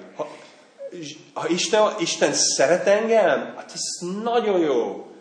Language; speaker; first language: Hungarian; non-native, fluent; English